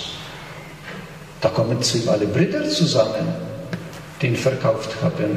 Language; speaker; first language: German; non-native, fluent; Polish